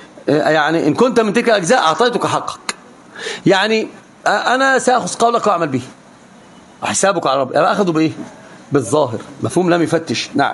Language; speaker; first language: Arabic; native; Arabic